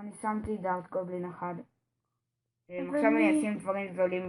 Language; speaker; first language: Hebrew; native; Hebrew